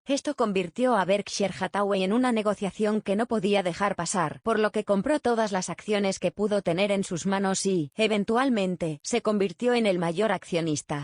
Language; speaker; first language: Spanish; native; Spanish